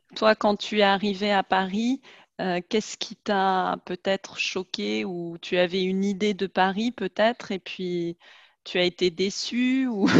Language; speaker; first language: French; native; French